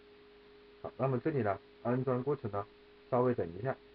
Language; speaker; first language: Chinese; native; Chinese